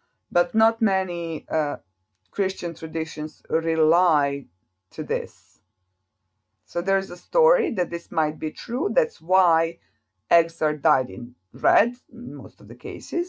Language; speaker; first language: English; non-native, fluent; Serbian